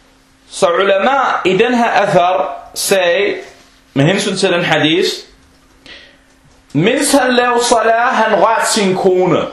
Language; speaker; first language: Danish; early bilingual, other home language; Arabic